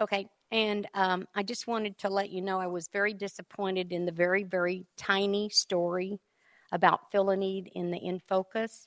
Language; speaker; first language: English; native; English